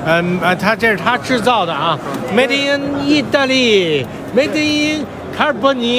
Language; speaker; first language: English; non-native, learner; Chinese